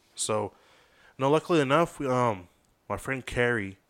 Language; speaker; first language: English; early bilingual, other home language; Spanish